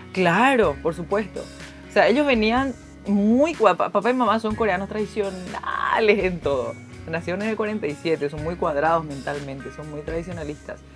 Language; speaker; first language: Spanish; early bilingual, other home language; Korean